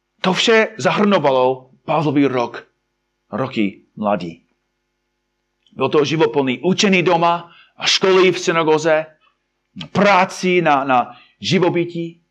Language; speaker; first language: Czech; non-native, fluent; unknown